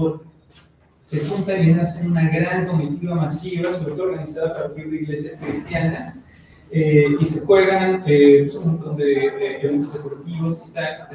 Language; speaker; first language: Spanish; native; Spanish